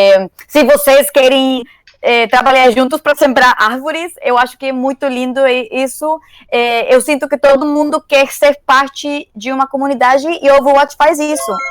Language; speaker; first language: Portuguese; non-native, learner; Spanish